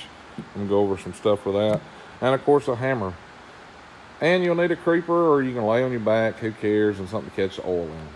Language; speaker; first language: English; native; English